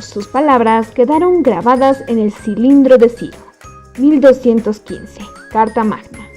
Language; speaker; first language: Spanish; native; Spanish